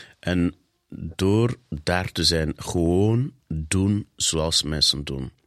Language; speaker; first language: Dutch; non-native, fluent; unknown